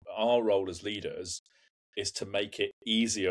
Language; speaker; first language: English; native; English